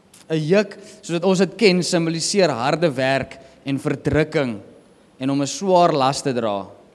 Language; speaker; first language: Afrikaans; native; Afrikaans